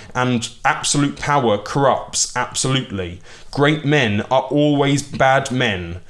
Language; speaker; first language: English; early bilingual, other home language; Hindi